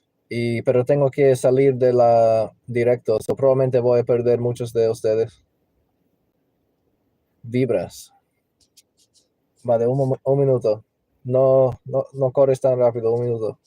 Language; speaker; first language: Spanish; non-native, learner; English